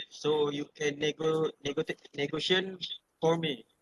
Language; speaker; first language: English; non-native, learner; Malay